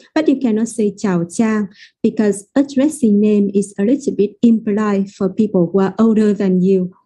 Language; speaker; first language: English; non-native, fluent; Vietnamese